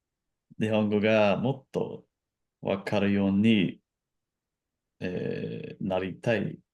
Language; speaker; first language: Japanese; non-native, learner; English